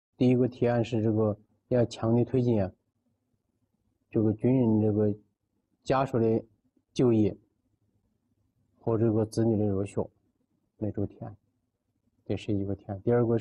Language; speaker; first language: Chinese; native; Chinese